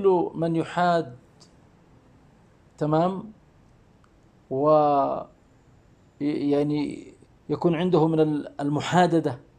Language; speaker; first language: Arabic; native; Arabic